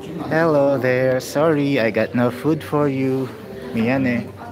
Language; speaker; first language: English; non-native, local second language; Filipino